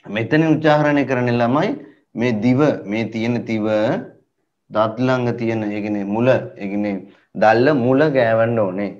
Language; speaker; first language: Sinhala; native; Sinhala